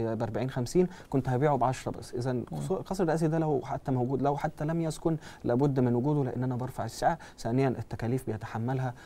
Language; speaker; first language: Arabic; native; Arabic